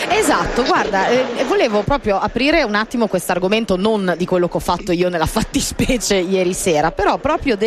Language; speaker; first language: Italian; native; Italian